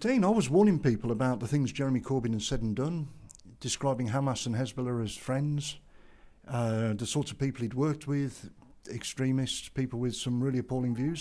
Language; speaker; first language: English; native; English